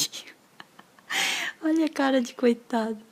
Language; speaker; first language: Portuguese; native; Portuguese